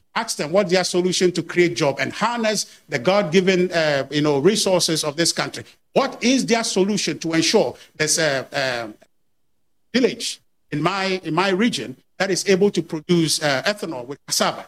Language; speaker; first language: English; non-native, local second language; Akan